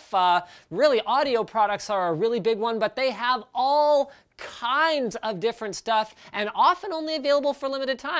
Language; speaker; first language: English; native; English